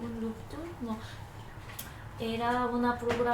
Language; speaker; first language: Spanish; non-native, learner; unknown